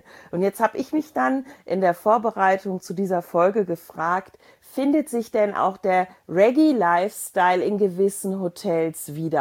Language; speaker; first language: German; native; German